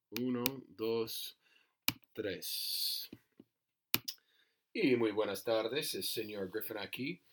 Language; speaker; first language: Spanish; non-native, learner; English